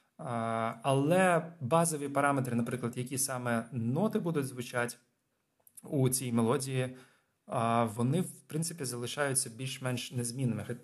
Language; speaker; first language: Ukrainian; non-native, local second language; Russian